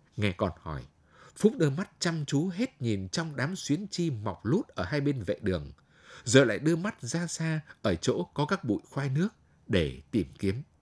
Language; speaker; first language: Vietnamese; native; Vietnamese